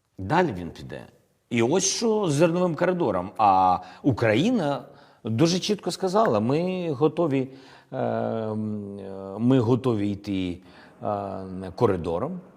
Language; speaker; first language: Ukrainian; non-native, local second language; Russian